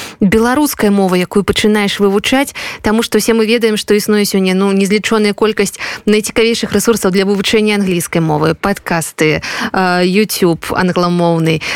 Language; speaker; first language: Belarusian; native; Belarusian